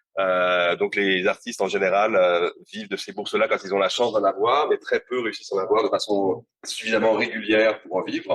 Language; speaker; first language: French; native; French